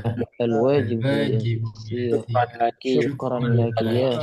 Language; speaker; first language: Arabic; non-native, learner; Indonesian